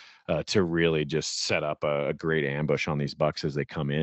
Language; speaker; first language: English; native; English